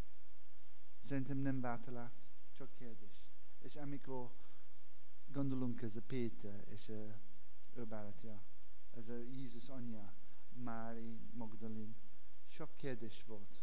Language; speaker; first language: Hungarian; non-native, learner; English